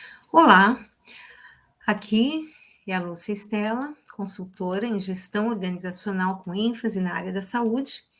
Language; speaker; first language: Portuguese; native; Portuguese